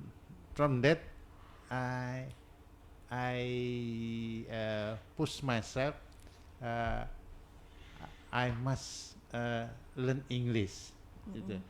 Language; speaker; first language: English; non-native, learner; Indonesian